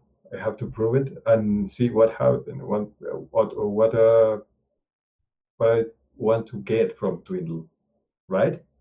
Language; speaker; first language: English; non-native, learner; Spanish